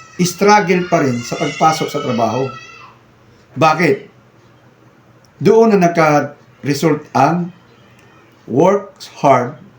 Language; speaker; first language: Filipino; non-native, local second language; Cebuano